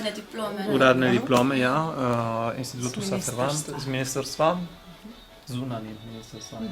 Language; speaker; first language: Slovenian; non-native, learner; Spanish